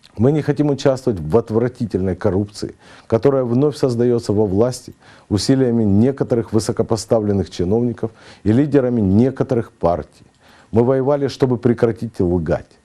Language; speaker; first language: Russian; native; Russian